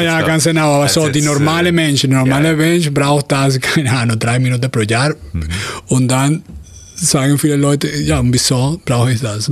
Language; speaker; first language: German; non-native, fluent; Spanish